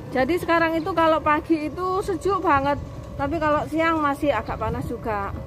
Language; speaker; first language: Indonesian; non-native, local second language; Javanese